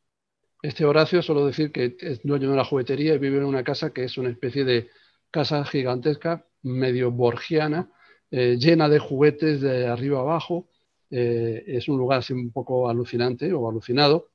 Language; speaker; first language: Spanish; native; Spanish